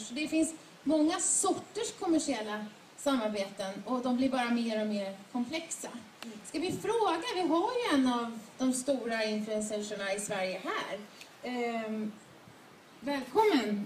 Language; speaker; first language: Swedish; native; Swedish